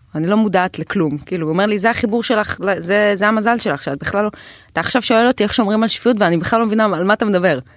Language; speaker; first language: Hebrew; native; Hebrew